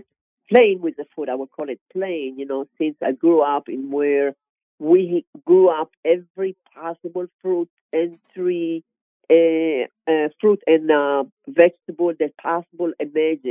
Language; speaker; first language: English; non-native, learner; Hebrew